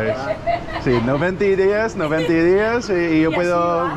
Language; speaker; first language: Spanish; non-native, learner; English